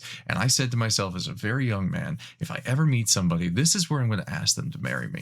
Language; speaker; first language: English; native; English